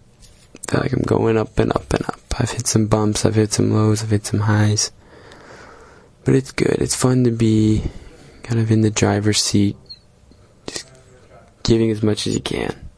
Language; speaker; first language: English; native; English